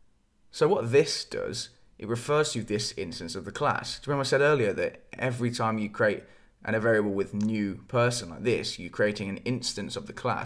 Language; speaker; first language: English; native; English